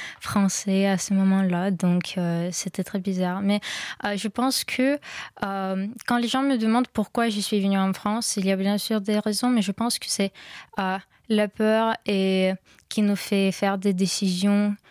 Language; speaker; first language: French; non-native, fluent; Ukrainian